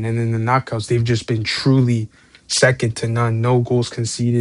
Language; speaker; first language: English; native; English